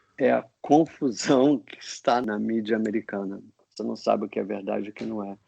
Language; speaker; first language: Portuguese; non-native, fluent; English